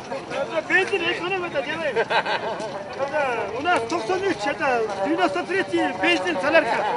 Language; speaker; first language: Russian; non-native, local second language; Kyrgyz